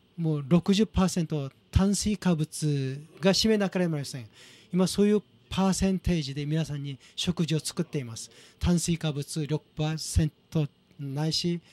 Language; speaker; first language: Japanese; non-native, fluent; Korean